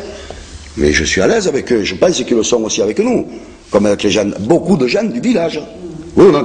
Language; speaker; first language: French; native; French